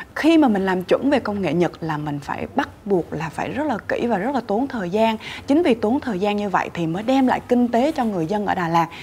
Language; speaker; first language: Vietnamese; native; Vietnamese